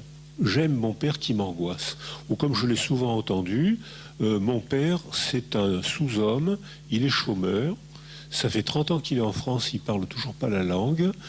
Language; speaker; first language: French; native; French